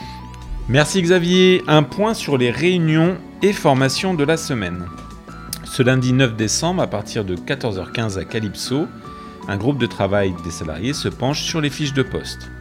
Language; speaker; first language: French; native; French